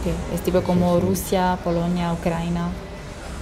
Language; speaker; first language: Spanish; non-native, fluent; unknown